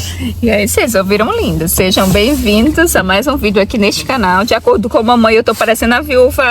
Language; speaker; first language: Portuguese; native; Portuguese